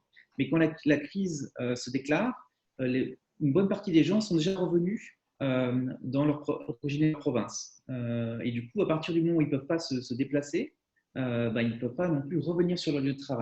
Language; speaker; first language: French; native; French